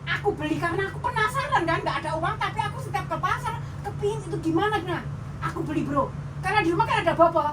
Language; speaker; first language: Indonesian; non-native, local second language; Javanese